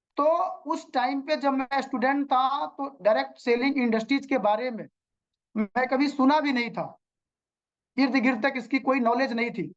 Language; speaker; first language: Hindi; non-native, local second language; Bhojpuri